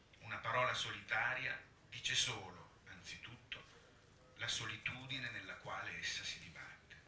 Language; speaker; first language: Italian; native; Italian